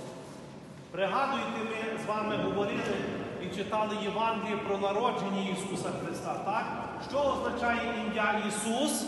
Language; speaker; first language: Ukrainian; native; Ukrainian